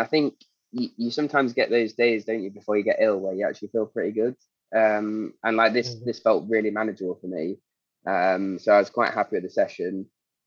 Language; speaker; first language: English; native; English